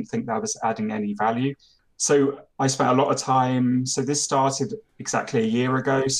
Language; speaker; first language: English; native; English